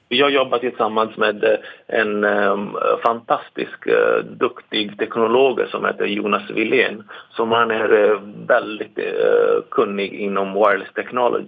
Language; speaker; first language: Swedish; non-native, fluent; Italian